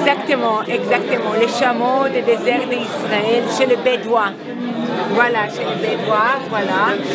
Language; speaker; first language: French; non-native, fluent; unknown